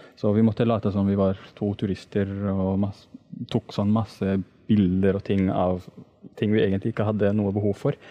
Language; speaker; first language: Norwegian; non-native, fluent; Arabic